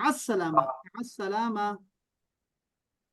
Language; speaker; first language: Arabic; non-native, fluent; Urdu